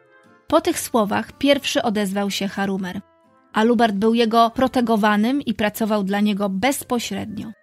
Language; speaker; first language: Polish; native; Polish